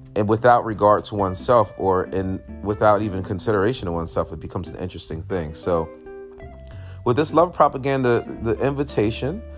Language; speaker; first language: English; native; English